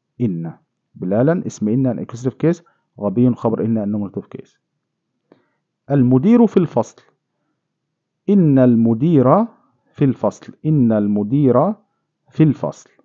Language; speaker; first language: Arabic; non-native, fluent; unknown